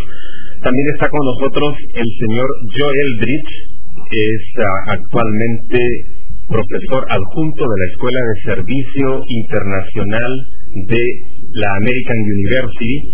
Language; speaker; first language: Spanish; native; Spanish